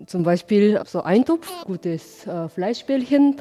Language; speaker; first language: German; non-native, learner; Japanese